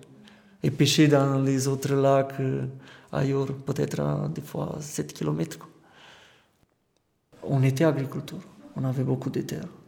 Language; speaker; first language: French; non-native, fluent; Romanian